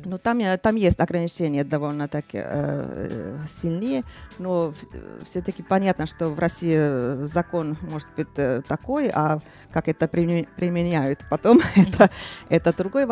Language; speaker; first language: Russian; non-native, fluent; Finnish